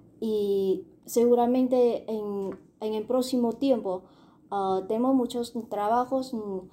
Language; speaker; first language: Spanish; non-native, fluent; Vietnamese